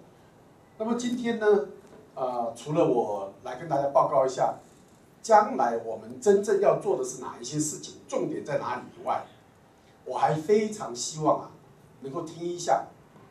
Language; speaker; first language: Chinese; native; Chinese